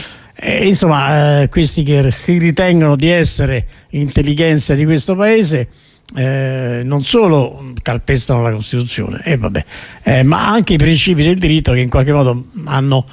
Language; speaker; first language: Italian; native; Italian